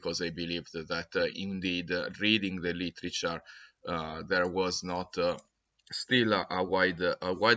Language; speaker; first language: English; non-native, fluent; Italian